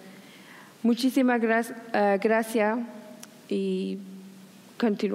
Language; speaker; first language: Spanish; non-native, learner; Persian